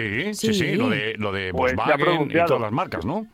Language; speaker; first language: Spanish; native; Spanish